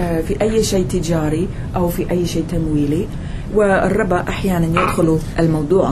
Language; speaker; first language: Arabic; non-native, fluent; English